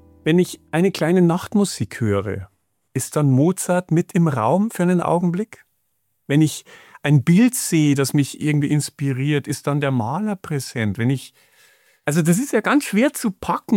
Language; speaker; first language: German; native; German